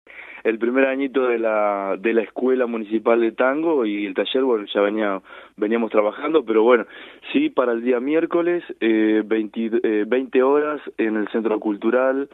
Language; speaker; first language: Spanish; native; Spanish